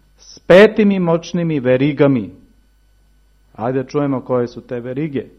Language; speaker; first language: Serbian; native; Serbian